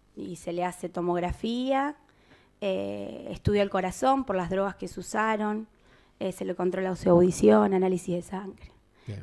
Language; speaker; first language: Spanish; native; Spanish